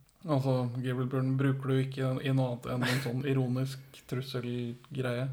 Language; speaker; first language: Norwegian; native; Norwegian